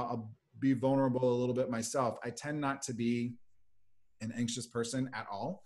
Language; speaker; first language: English; native; English